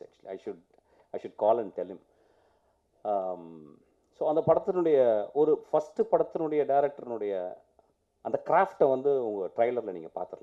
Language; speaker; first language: Tamil; native; Tamil